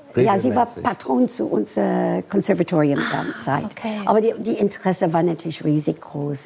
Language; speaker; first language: German; non-native, fluent; English